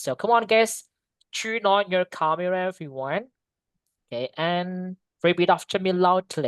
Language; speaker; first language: English; non-native, fluent; Indonesian